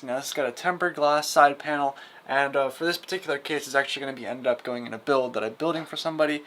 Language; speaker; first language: English; native; English